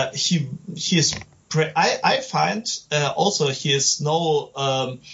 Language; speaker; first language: English; non-native, learner; German